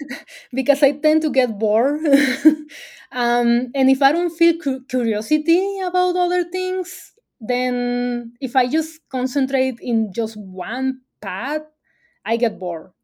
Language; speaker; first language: English; non-native, fluent; Spanish